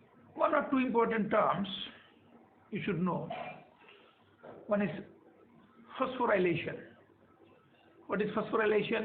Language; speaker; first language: English; non-native, local second language; Bangla